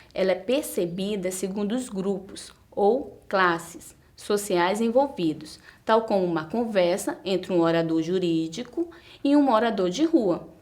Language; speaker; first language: Portuguese; native; Portuguese